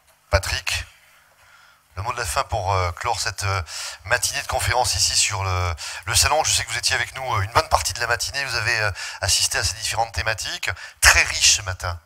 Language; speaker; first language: French; native; French